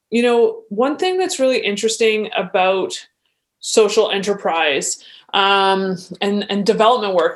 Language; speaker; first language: English; native; English